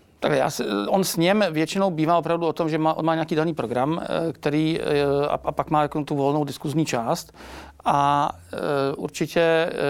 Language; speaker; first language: Czech; native; Czech